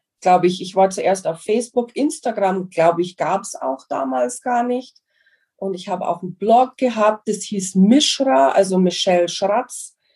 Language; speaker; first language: German; non-native, fluent; English